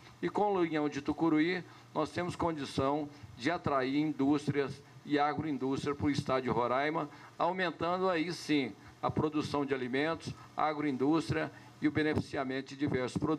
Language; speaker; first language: Portuguese; native; Portuguese